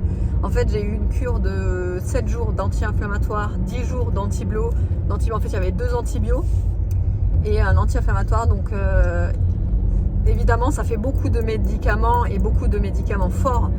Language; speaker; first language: French; native; French